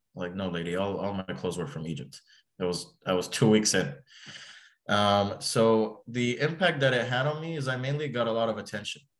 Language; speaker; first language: English; early bilingual, other home language; Arabic